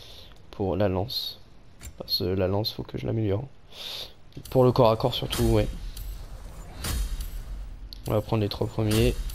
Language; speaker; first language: French; native; French